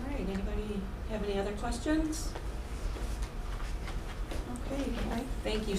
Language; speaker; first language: English; native; English